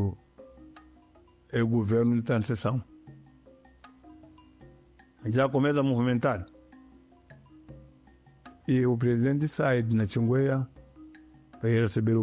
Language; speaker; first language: Portuguese; non-native, local second language; Yao